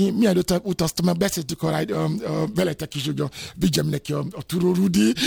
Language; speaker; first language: Hungarian; non-native, fluent; Yoruba